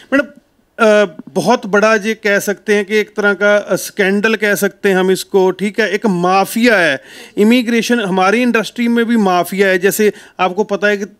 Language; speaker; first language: Hindi; non-native, local second language; Punjabi